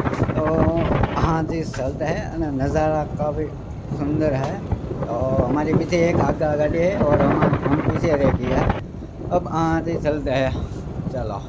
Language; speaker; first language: Hindi; non-native, local second language; Gujarati